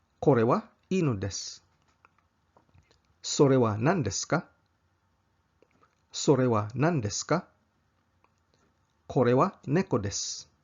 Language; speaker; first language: Japanese; non-native, fluent; Cebuano